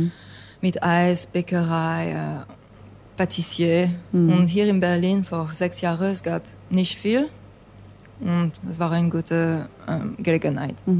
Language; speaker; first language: German; non-native, fluent; English